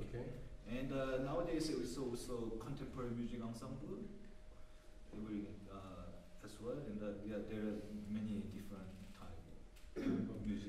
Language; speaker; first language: English; non-native, learner; Korean